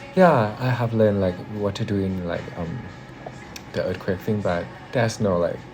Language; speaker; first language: English; non-native, fluent; Thai